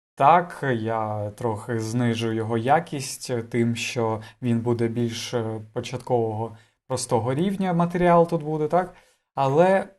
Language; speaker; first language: Ukrainian; non-native, local second language; Russian